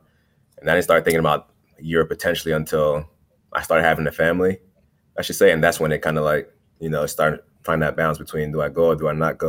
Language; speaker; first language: English; native; English